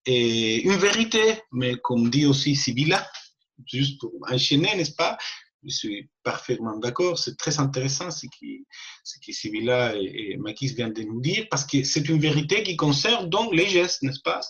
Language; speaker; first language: French; non-native, fluent; Spanish